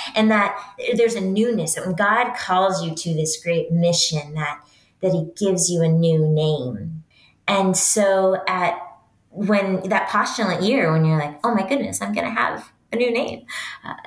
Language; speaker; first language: English; native; English